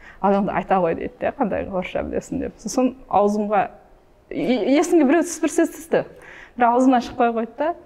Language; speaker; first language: Kazakh; early bilingual, heritage; Kazakh